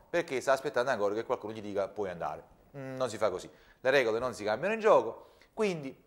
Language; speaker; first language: Italian; native; Italian